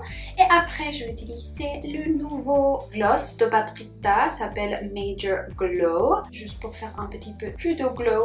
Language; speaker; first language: French; non-native, fluent; Spanish